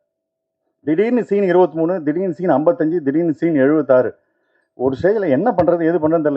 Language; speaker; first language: Tamil; native; Tamil